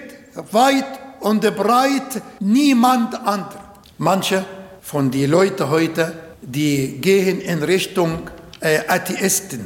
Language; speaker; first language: German; non-native, learner; Arabic